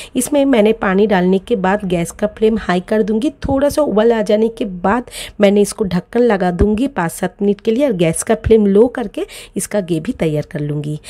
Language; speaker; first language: Hindi; non-native, local second language; Bangla